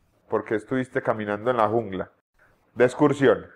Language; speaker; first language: Spanish; native; Spanish